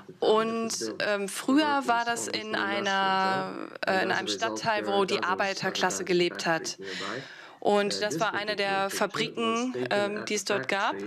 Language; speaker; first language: German; non-native, fluent; Russian